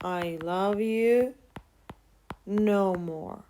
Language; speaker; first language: English; non-native, fluent; Turkish